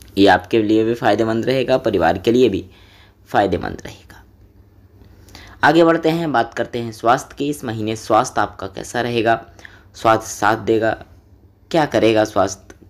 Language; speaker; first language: Hindi; native; Hindi